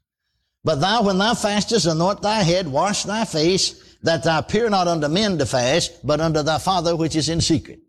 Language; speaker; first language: English; native; English